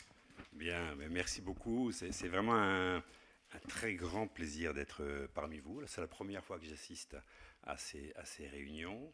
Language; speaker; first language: French; native; French